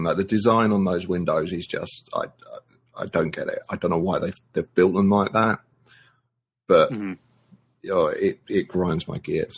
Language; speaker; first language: English; native; English